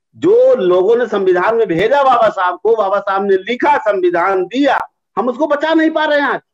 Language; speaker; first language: Hindi; native; Hindi